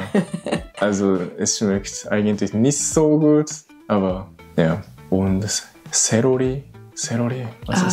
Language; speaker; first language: German; non-native, learner; Japanese